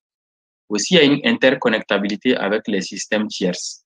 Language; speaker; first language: French; non-native, local second language; Bambara